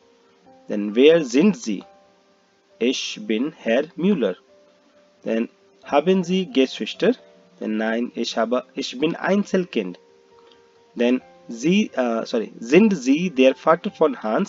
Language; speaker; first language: German; non-native, fluent; Hindi